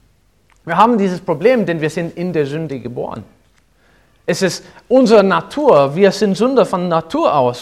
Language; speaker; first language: German; non-native, fluent; English